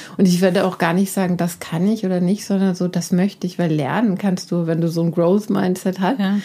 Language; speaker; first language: German; native; German